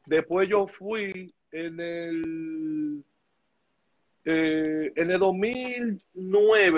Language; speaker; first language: Spanish; native; Spanish